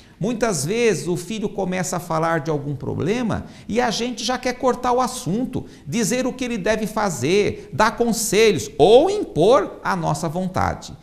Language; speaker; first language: Portuguese; native; Portuguese